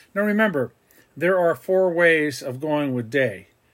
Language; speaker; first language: English; native; English